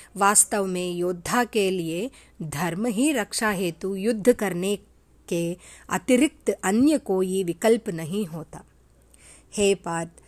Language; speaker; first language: Hindi; non-native, local second language; Telugu